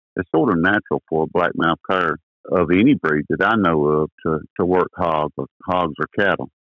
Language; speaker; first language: English; native; English